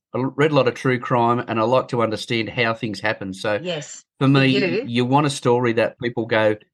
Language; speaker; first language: English; native; English